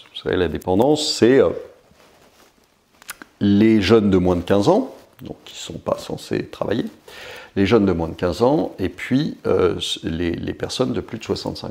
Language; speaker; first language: French; native; French